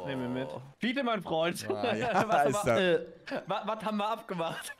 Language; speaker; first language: German; native; German